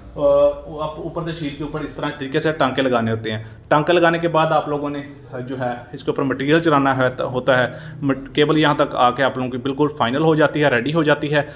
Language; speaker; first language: Urdu; non-native, local second language; Punjabi